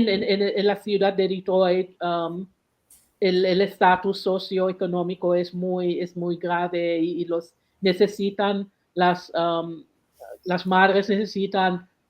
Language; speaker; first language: Spanish; non-native, learner; English